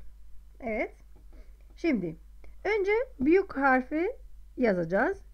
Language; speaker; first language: Turkish; non-native, fluent; Arabic